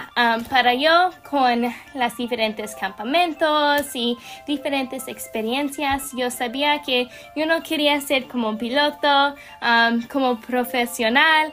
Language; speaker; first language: Spanish; non-native, learner; English